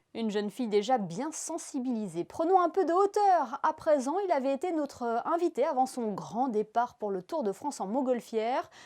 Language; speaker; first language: French; native; French